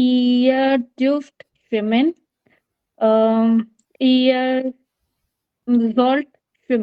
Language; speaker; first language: German; non-native, learner; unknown